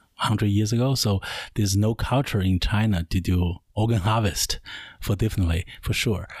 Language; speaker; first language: English; non-native, learner; Chinese